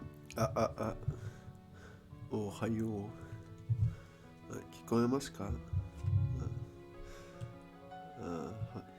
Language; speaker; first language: Japanese; non-native, learner; Spanish